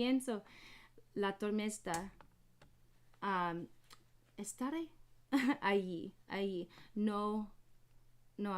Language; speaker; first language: Spanish; non-native, learner; English